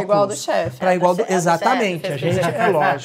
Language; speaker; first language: Portuguese; native; Portuguese